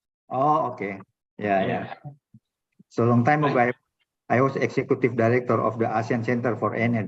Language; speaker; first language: English; non-native, learner; Indonesian